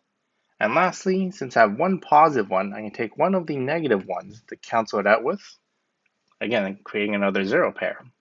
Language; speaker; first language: English; native; English